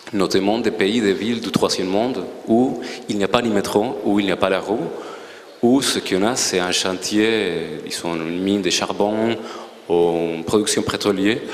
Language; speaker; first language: French; non-native, fluent; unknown